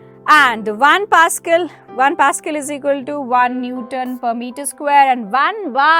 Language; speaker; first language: English; non-native, local second language; Hindi